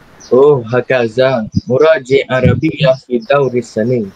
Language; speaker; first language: Arabic; non-native, learner; Malay